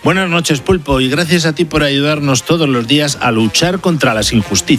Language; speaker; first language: Spanish; native; Spanish